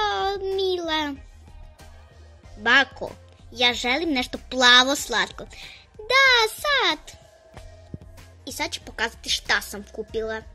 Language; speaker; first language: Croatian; early bilingual, other home language; Russian